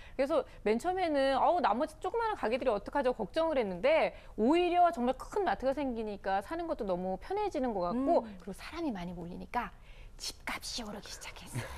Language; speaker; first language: Korean; native; Korean